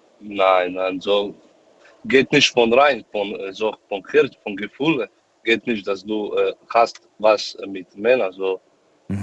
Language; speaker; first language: German; non-native, learner; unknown